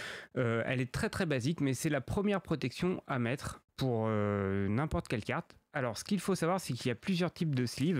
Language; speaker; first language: French; native; French